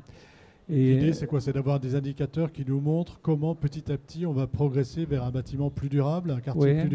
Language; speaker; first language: French; native; French